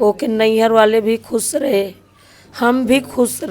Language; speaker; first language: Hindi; native; Hindi